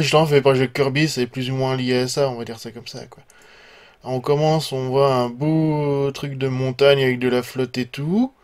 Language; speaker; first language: French; native; French